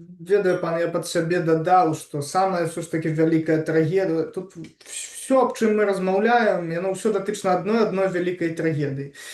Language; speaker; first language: Belarusian; non-native, local second language; Russian